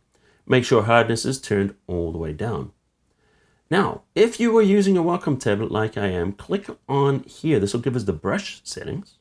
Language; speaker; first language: English; native; English